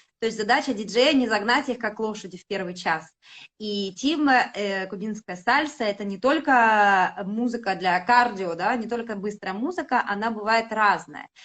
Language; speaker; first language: Russian; native; Russian